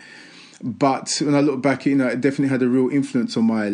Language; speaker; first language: English; native; English